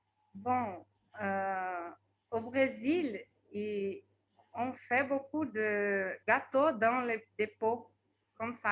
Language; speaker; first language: French; non-native, fluent; Portuguese